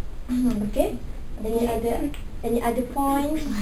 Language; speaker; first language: English; non-native, local second language; Malay